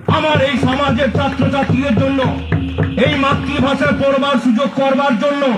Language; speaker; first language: Bangla; non-native, local second language; Santali